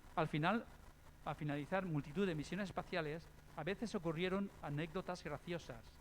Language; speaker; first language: Spanish; non-native, local second language; Catalan